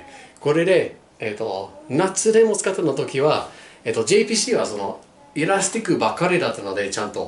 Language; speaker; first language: Japanese; non-native, learner; English